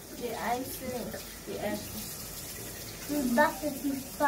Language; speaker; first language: German; early bilingual, other home language; Urdu